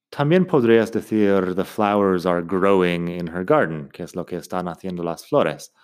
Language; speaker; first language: Spanish; non-native, fluent; English